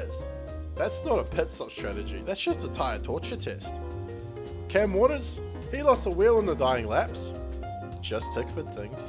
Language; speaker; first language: English; native; English